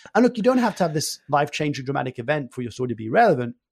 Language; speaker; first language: English; early bilingual, other home language; French